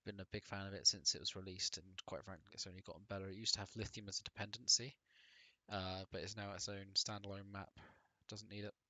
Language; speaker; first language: English; native; English